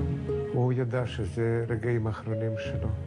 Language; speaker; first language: Hebrew; non-native, fluent; Russian